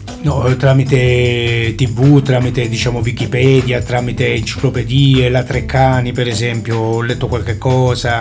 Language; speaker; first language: Italian; native; Italian